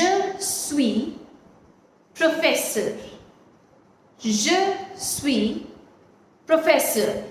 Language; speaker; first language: French; non-native, fluent; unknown